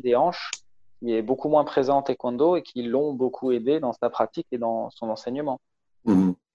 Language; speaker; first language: French; native; French